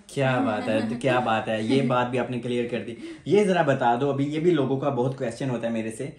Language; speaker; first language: Urdu; non-native, local second language; Punjabi